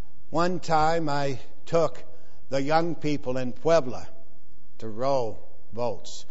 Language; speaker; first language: English; native; English